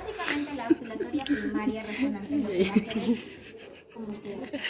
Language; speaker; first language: Spanish; native; Spanish